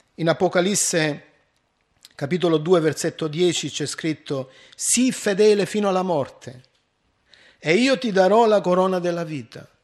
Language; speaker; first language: Italian; early bilingual, heritage; Italian